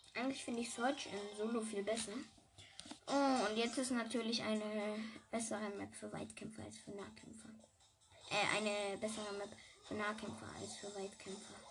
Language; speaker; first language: German; native; German